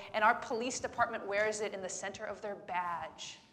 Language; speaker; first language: English; native; English